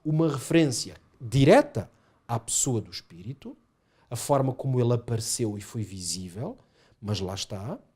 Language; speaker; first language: Portuguese; native; Portuguese